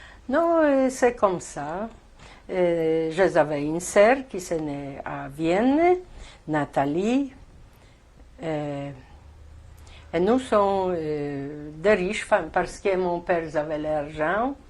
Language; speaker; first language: French; non-native, learner; Polish